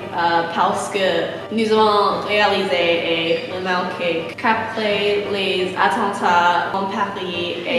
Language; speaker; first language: French; non-native, learner; English